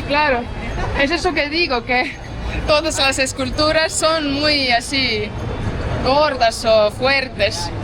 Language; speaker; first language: Spanish; non-native, fluent; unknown